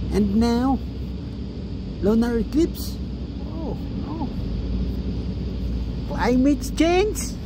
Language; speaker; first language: English; non-native, local second language; Filipino